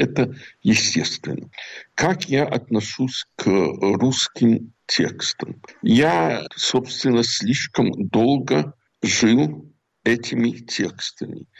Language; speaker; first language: Russian; native; Russian